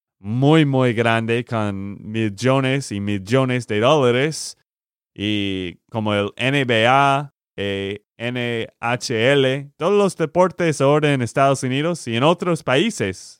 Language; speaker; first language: Spanish; non-native, learner; English